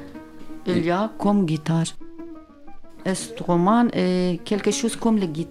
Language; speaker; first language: French; non-native, learner; Kurdish